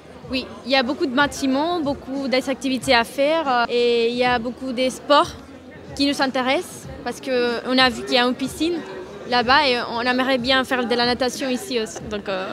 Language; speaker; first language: French; non-native, learner; Spanish